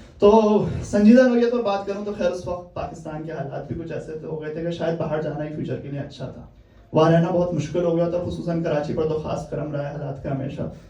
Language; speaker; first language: Urdu; native; Urdu